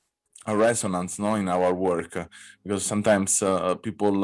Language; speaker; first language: English; non-native, fluent; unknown